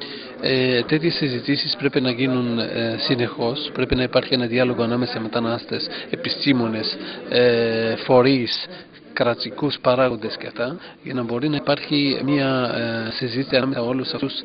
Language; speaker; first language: Greek; non-native, fluent; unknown